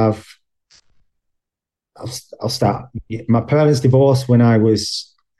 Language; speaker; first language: English; native; English